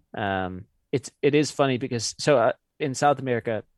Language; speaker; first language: English; early bilingual, other home language; Hindi